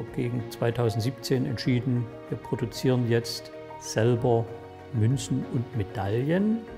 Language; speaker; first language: German; native; German